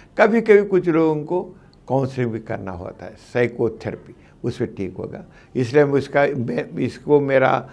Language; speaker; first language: Hindi; non-native, local second language; Telugu